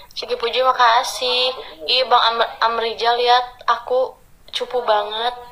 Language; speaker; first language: Indonesian; native; Indonesian